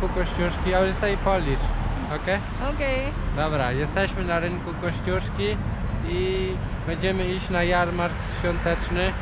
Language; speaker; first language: Polish; native; Polish